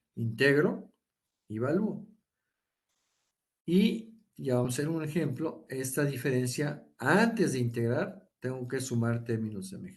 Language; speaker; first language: Spanish; native; Spanish